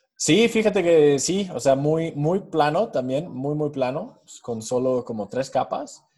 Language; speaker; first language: Spanish; non-native, fluent; English